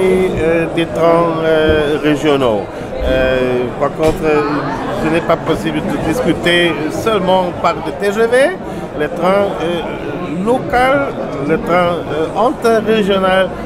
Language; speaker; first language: French; non-native, learner; German